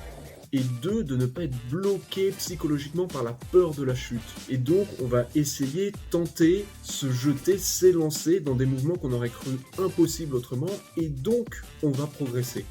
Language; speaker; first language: French; native; French